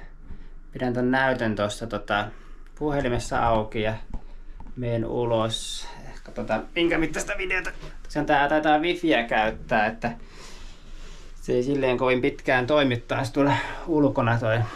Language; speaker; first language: Finnish; native; Finnish